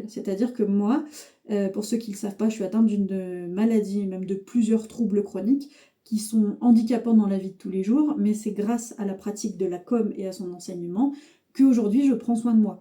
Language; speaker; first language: French; native; French